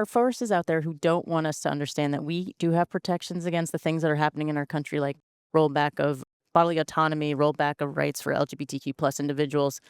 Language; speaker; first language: English; native; English